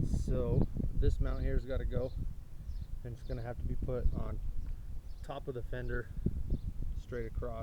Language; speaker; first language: English; native; English